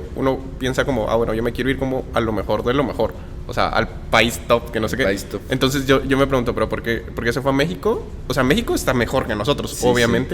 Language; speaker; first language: Spanish; native; Spanish